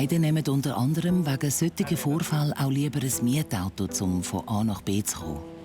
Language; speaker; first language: German; native; German